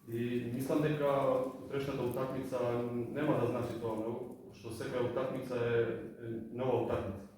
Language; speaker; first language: Macedonian; non-native, local second language; Albanian